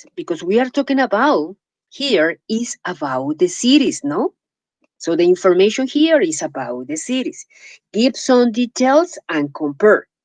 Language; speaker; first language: English; non-native, fluent; Spanish